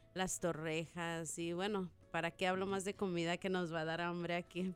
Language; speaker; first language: Spanish; native; Spanish